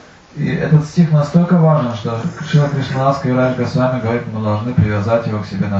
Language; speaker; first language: Russian; native; Russian